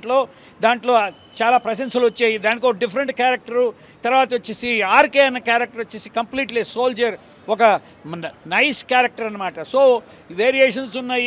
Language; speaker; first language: Telugu; native; Telugu